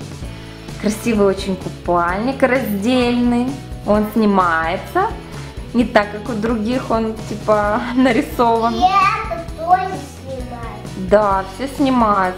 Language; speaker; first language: Russian; native; Russian